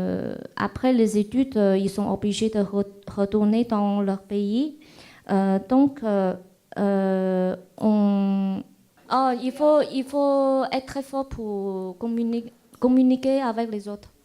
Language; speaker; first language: French; non-native, fluent; Chinese